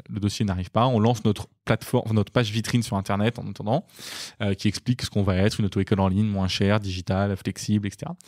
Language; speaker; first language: French; native; French